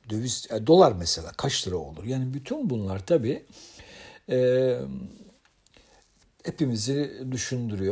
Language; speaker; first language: Turkish; native; Turkish